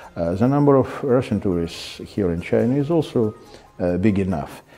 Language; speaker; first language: English; non-native, fluent; Russian